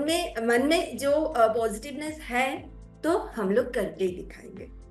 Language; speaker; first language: Hindi; non-native, local second language; Bangla